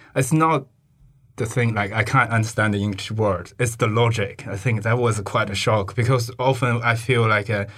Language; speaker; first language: English; non-native, fluent; Chinese